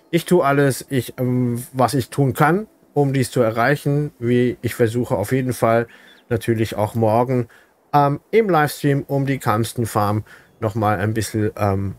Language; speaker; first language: German; native; German